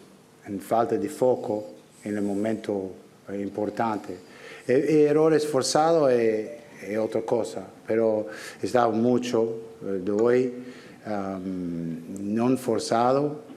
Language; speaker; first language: Spanish; non-native, learner; English